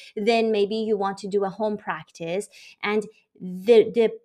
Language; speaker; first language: English; non-native, fluent; Persian